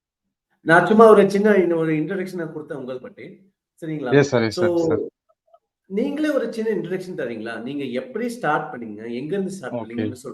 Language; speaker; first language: Tamil; early bilingual, heritage; Tamil